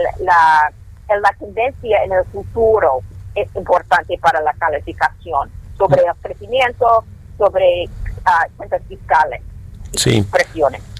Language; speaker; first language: Spanish; non-native, fluent; English